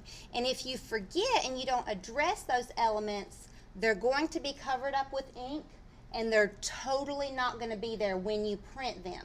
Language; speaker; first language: English; native; English